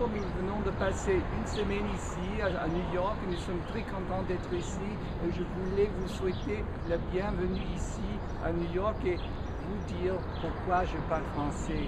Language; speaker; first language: French; non-native, fluent; English